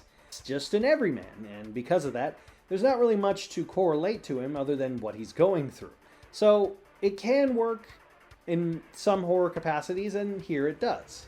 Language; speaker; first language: English; native; English